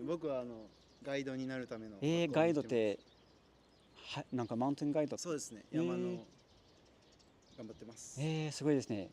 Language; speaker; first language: Japanese; non-native, learner; English